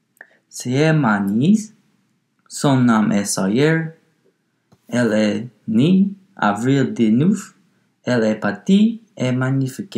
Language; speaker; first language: French; non-native, learner; English